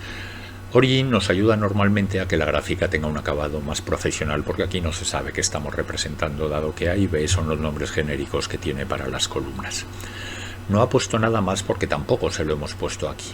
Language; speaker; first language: Spanish; native; Spanish